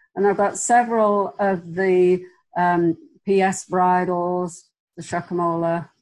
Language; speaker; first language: English; native; English